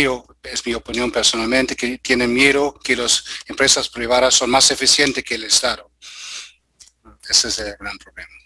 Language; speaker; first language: Spanish; non-native, fluent; German